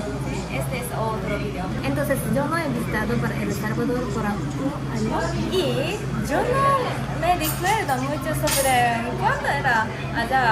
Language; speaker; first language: Spanish; non-native, learner; Japanese